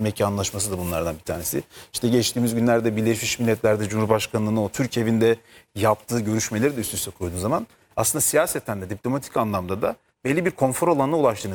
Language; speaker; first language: Turkish; native; Turkish